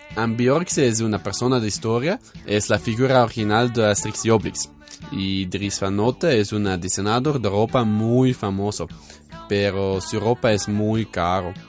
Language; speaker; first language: Spanish; non-native, learner; Dutch